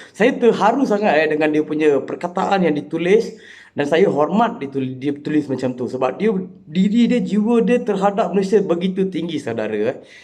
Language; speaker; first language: Malay; non-native, local second language; Tamil